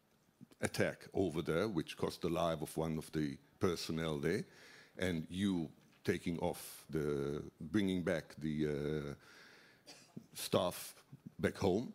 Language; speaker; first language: English; non-native, fluent; Hebrew